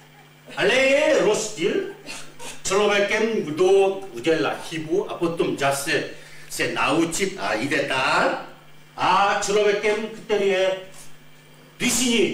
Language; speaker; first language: Czech; non-native, fluent; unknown